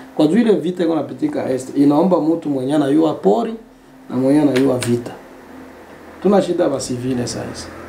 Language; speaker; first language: Swahili; native; Swahili